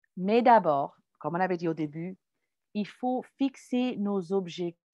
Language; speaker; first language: French; non-native, fluent; English